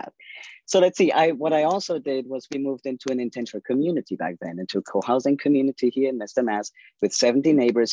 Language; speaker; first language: English; non-native, fluent; German